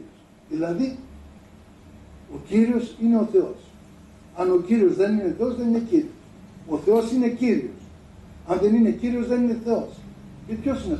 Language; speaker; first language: Greek; native; Greek